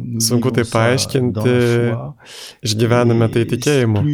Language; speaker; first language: Lithuanian; native; Lithuanian